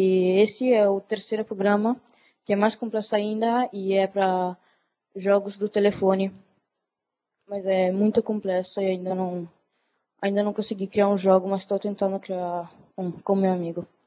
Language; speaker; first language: Portuguese; early bilingual, other home language; Italian